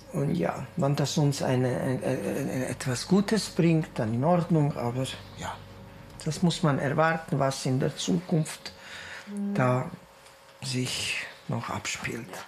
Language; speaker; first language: German; non-native, local second language; Croatian